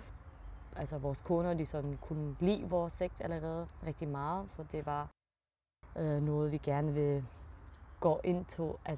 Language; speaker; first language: Danish; early bilingual, heritage; German